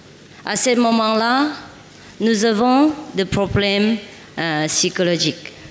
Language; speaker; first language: French; non-native, learner; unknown